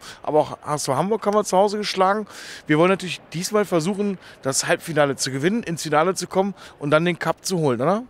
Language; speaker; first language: German; native; German